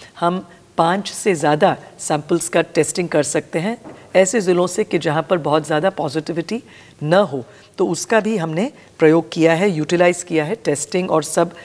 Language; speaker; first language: Hindi; non-native, local second language; Gujarati